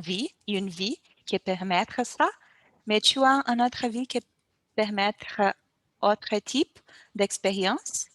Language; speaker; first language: French; non-native, learner; Portuguese